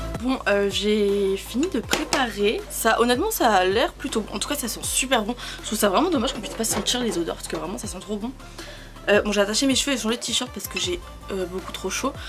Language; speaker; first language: French; early bilingual, other home language; Spanish